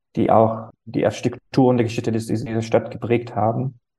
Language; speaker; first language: German; non-native, fluent; Arabic